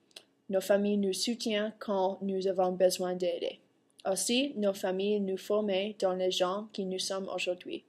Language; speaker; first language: French; non-native, learner; English